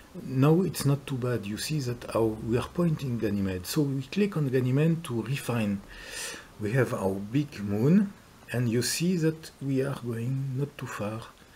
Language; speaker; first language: English; non-native, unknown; French